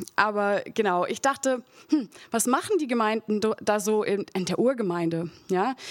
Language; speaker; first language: German; non-native, fluent; English